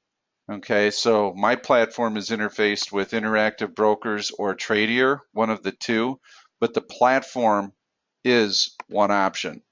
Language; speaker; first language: English; native; English